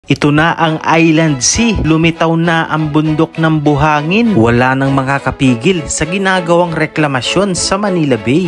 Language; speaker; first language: Filipino; native; Filipino